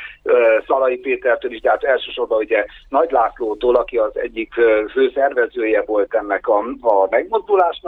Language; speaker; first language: Hungarian; native; Hungarian